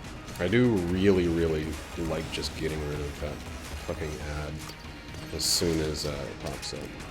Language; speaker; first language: English; native; English